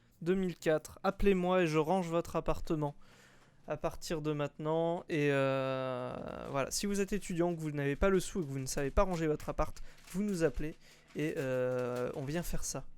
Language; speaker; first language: French; native; French